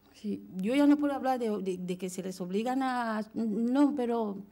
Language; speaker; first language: Spanish; non-native, fluent; French